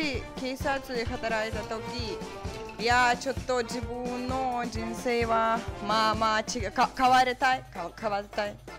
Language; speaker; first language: Japanese; non-native, learner; Russian